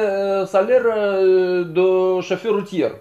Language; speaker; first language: French; non-native, learner; Russian